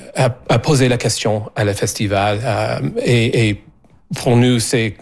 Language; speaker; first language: French; non-native, learner; English